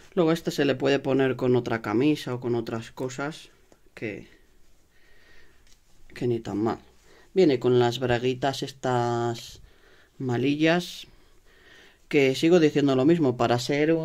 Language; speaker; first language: Spanish; native; Spanish